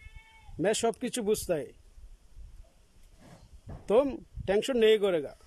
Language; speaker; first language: Hindi; non-native, learner; Bangla